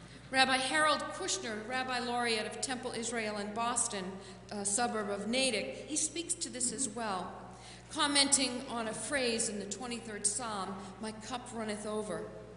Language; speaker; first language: English; native; English